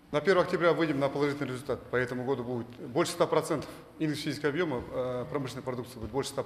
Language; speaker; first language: Russian; non-native, local second language; Kazakh